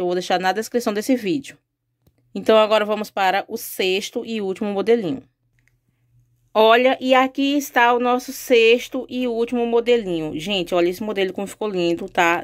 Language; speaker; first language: Portuguese; native; Portuguese